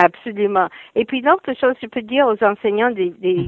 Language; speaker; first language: French; non-native, fluent; English